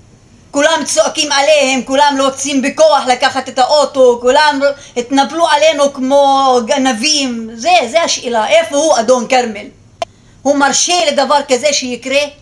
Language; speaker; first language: Hebrew; non-native, local second language; Arabic